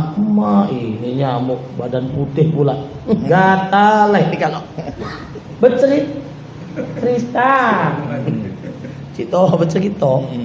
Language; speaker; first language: Indonesian; native; Indonesian